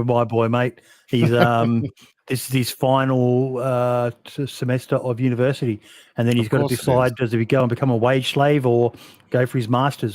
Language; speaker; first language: English; native; English